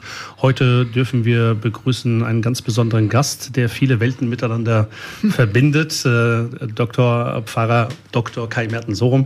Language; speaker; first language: German; early bilingual, other home language; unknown